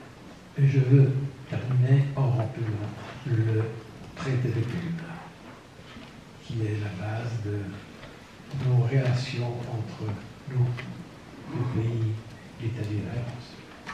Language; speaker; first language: French; non-native, fluent; Italian